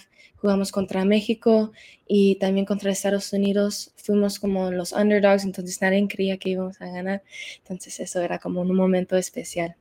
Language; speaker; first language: Spanish; early bilingual, heritage; Spanish